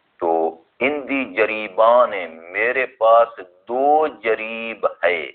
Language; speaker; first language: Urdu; non-native, local second language; Punjabi